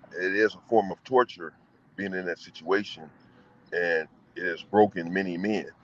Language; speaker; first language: English; native; English